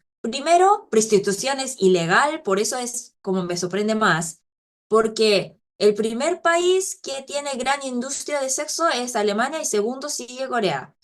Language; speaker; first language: Spanish; non-native, fluent; Korean